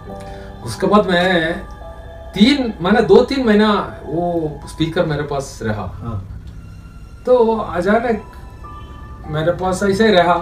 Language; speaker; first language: Hindi; non-native, local second language; Malayalam